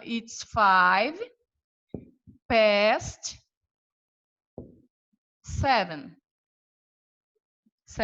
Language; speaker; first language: English; non-native, fluent; Portuguese